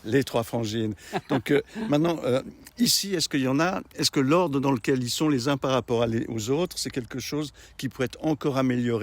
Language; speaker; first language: French; native; French